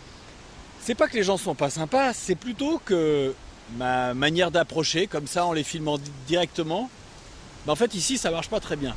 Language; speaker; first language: French; native; French